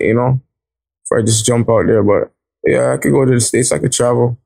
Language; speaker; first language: English; native; English